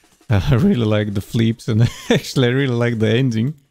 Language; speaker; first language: English; non-native, fluent; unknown